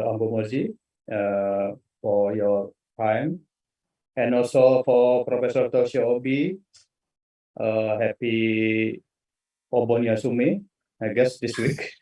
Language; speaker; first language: English; non-native, fluent; Indonesian